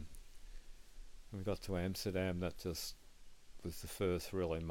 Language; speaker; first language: English; native; English